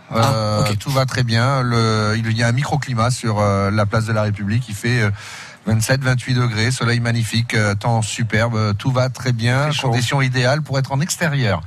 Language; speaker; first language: French; native; French